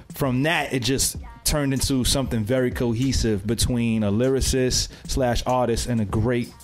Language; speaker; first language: English; native; English